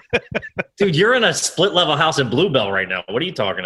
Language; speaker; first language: English; native; English